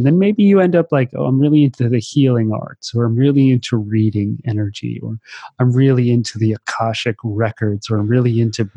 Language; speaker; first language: English; native; English